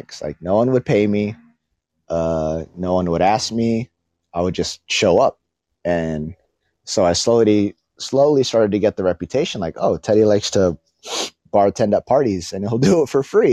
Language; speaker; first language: English; early bilingual, other home language; Filipino